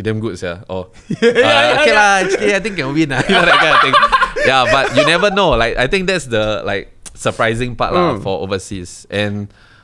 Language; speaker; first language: English; native; English